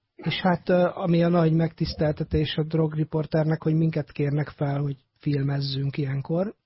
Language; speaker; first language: Hungarian; native; Hungarian